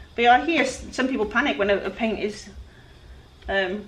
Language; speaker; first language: English; native; English